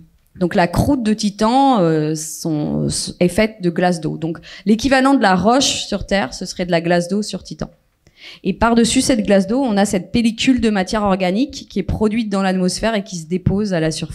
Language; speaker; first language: French; native; French